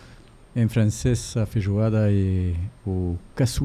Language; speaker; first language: Portuguese; non-native, learner; French